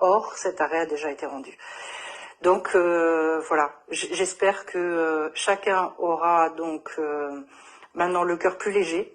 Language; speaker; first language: French; native; French